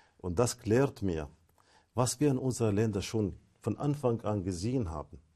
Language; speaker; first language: German; non-native, fluent; Arabic